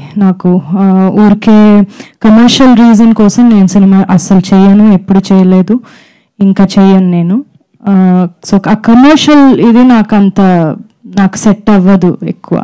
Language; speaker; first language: Telugu; non-native, fluent; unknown